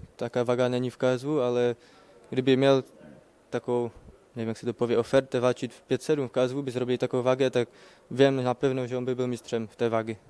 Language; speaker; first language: Polish; non-native, learner; Czech